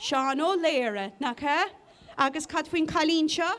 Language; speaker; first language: Irish; native; Irish